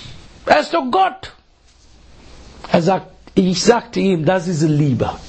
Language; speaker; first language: German; non-native, fluent; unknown